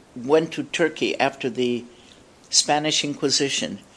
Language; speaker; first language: English; early bilingual, other home language; Spanish